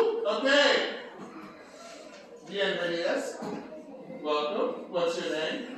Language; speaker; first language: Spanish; non-native, learner; English